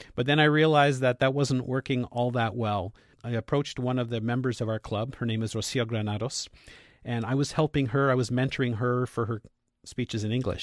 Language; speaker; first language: English; native; English